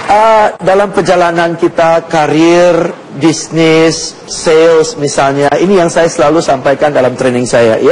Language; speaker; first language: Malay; non-native, local second language; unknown